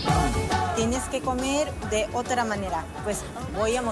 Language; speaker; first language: Spanish; non-native, fluent; Japanese